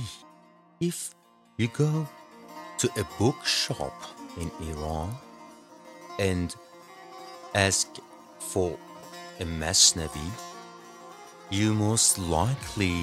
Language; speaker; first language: English; non-native, fluent; Persian